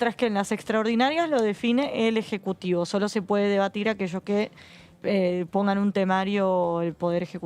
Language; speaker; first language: Spanish; native; Spanish